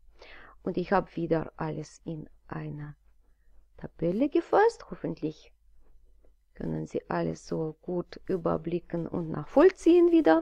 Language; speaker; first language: German; non-native, fluent; Russian